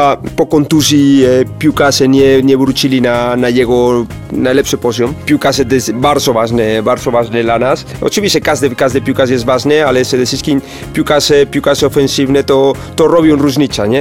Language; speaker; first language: Polish; non-native, fluent; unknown